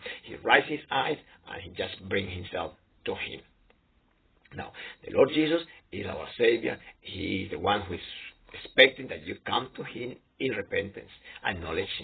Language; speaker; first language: English; non-native, fluent; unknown